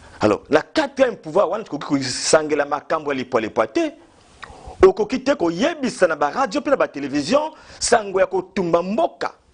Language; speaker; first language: Lingala; native; Lingala